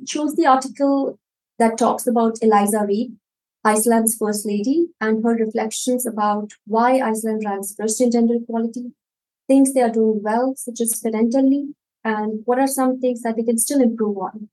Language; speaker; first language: English; non-native, local second language; Hindi